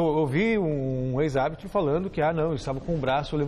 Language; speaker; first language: Portuguese; native; Portuguese